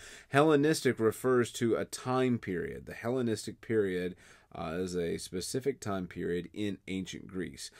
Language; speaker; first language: English; native; English